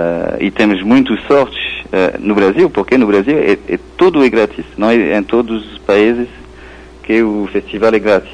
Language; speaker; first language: Portuguese; non-native, fluent; French